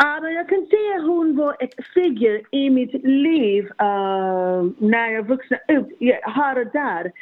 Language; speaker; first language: Swedish; non-native, learner; English